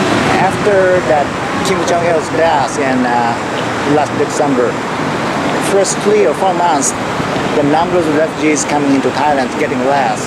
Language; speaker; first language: English; non-native, fluent; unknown